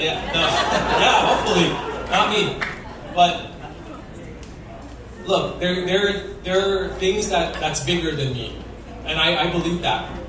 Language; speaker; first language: English; early bilingual, other home language; Vietnamese